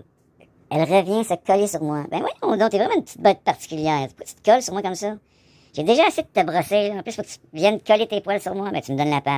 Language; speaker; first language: French; native; French